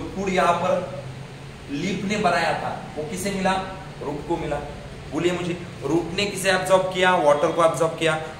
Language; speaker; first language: Hindi; non-native, local second language; Marathi